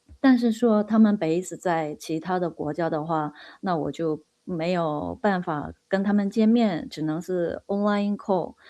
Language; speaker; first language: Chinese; non-native, fluent; Korean